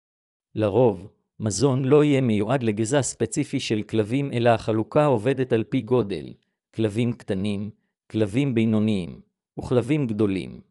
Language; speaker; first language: Hebrew; native; Hebrew